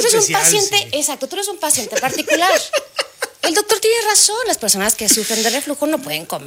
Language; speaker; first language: Spanish; native; Spanish